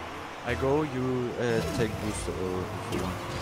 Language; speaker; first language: English; non-native, learner; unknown